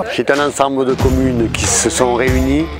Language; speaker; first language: French; native; French